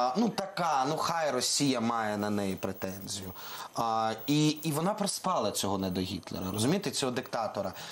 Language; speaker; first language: Ukrainian; non-native, local second language; Russian